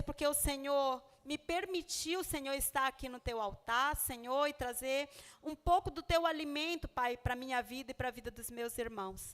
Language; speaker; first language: Portuguese; native; Portuguese